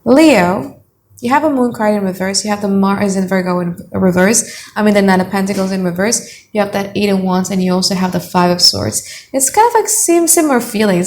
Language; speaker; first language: English; non-native, fluent; Indonesian